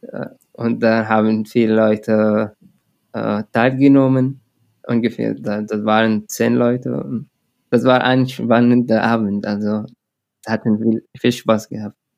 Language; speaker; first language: German; non-native, learner; Arabic